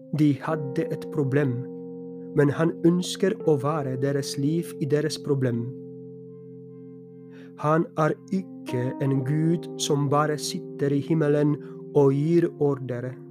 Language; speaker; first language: Norwegian; non-native, fluent; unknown